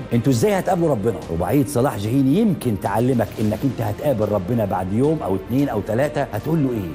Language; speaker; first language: Arabic; native; Arabic